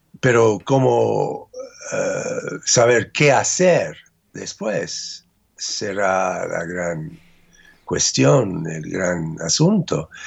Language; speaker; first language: Spanish; non-native, fluent; English